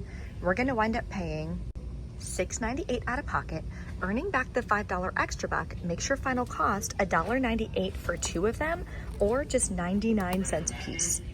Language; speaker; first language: English; native; English